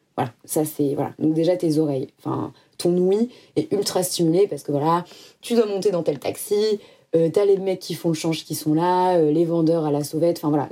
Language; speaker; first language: French; native; French